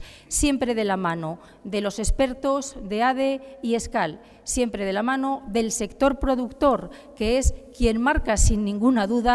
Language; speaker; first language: Spanish; native; Spanish